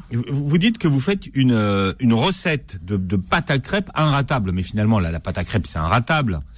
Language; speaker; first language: French; native; French